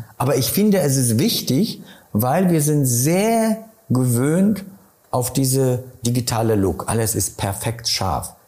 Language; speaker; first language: German; non-native, fluent; Polish